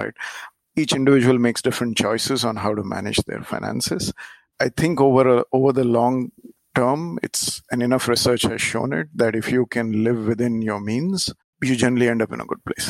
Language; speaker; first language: English; non-native, local second language; Marathi